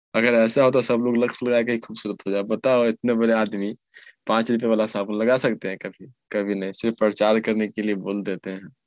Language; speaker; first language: Hindi; native; Hindi